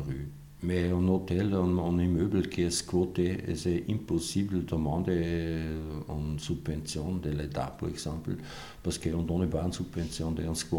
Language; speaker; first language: French; non-native, fluent; German